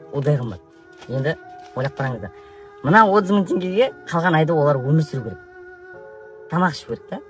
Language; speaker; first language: Kazakh; native; Kazakh